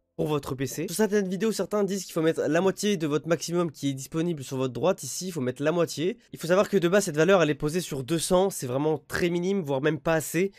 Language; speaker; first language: French; native; French